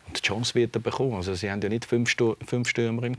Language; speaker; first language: German; native; German